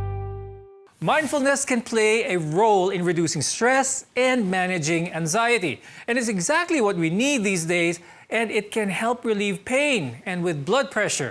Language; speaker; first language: English; non-native, local second language; Filipino